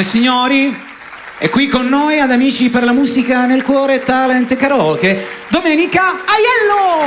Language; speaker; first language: Italian; native; Italian